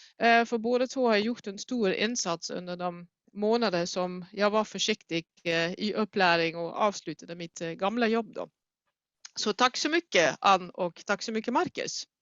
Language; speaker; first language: Swedish; non-native, fluent; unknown